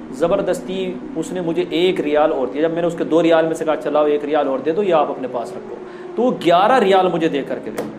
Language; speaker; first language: Urdu; native; Urdu